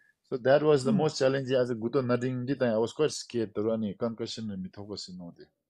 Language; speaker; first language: English; non-native, local second language; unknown